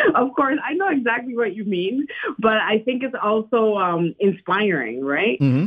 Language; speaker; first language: English; non-native, fluent; Spanish